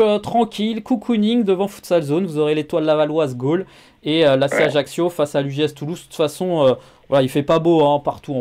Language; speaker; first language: French; native; French